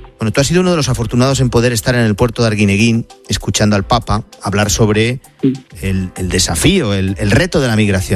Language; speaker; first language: Spanish; native; Spanish